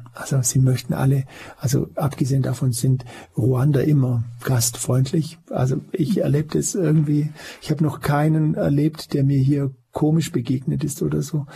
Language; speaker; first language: German; native; German